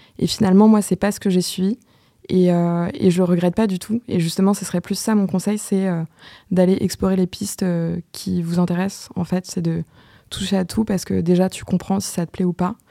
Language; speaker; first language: French; native; French